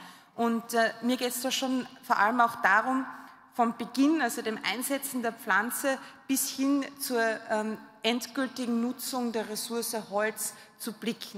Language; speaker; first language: German; native; German